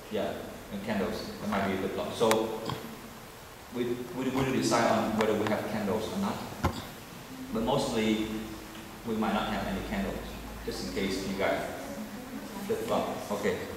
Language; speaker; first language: English; non-native, fluent; Vietnamese